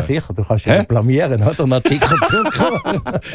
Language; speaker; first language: German; native; German